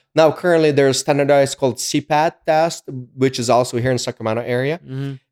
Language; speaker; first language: English; early bilingual, other home language; Ukrainian